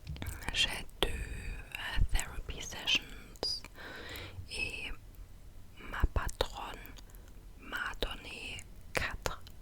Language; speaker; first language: French; non-native, fluent; English